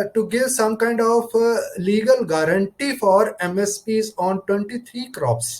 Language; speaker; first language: English; non-native, local second language; Punjabi